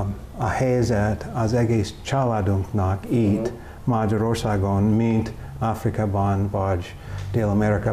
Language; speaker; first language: Hungarian; non-native, learner; English